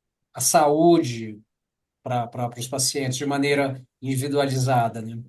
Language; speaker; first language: Portuguese; native; Portuguese